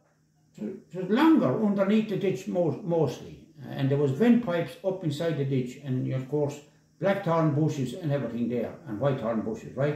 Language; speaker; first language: English; native; English